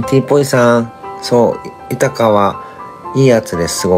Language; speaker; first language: Japanese; native; Japanese